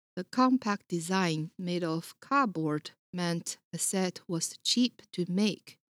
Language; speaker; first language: English; non-native, fluent; Chinese